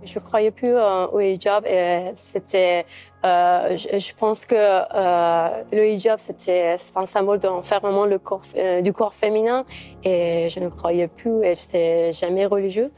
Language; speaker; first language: French; non-native, fluent; Persian